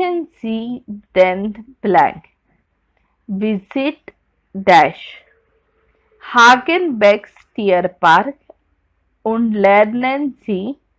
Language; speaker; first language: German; non-native, learner; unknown